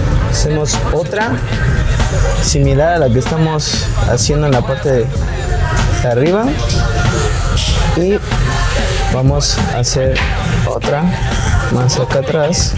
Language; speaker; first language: Spanish; native; Spanish